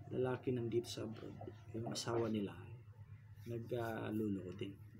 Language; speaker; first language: Filipino; non-native, local second language; Cebuano